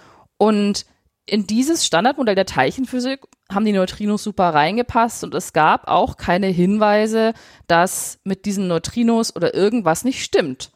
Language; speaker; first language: German; native; German